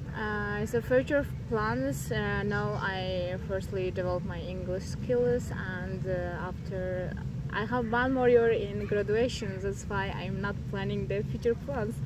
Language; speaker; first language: English; non-native, learner; Turkmen